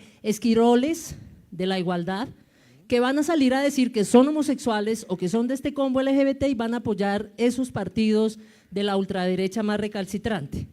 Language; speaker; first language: Spanish; native; Spanish